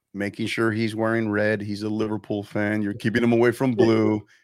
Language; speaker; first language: English; native; English